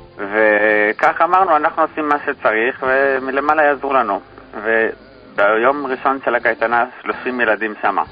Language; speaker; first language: Hebrew; early bilingual, heritage; Hebrew